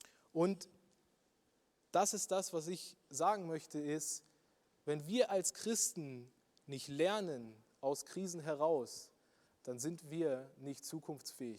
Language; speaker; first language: German; native; German